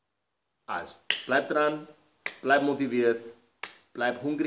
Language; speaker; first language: German; non-native, fluent; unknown